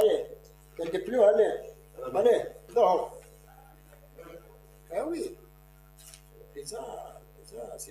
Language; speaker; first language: French; non-native, learner; Arabic